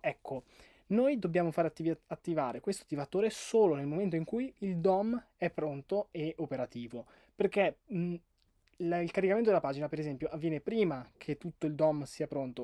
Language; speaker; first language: Italian; native; Italian